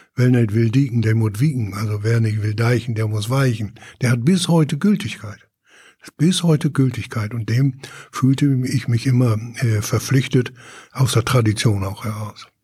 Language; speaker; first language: German; native; German